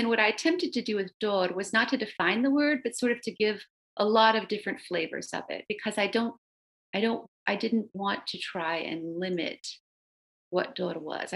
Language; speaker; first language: English; early bilingual, other home language; Romanian